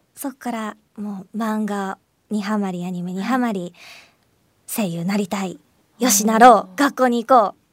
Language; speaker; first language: Japanese; native; Japanese